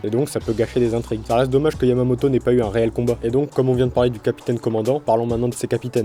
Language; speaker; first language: French; native; French